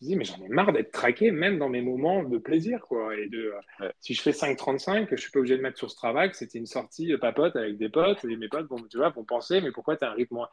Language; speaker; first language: French; early bilingual, other home language; Spanish